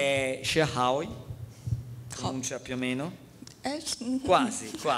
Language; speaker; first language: Italian; native; Italian